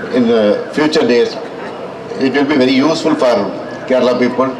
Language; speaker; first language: English; non-native, local second language; Tamil